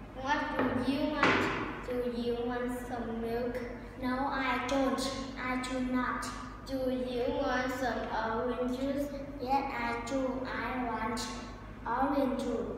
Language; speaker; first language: English; non-native, learner; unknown